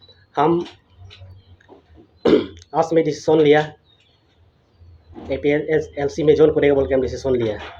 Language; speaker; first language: Hindi; non-native, local second language; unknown